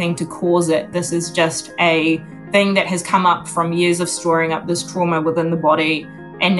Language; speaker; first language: English; native; English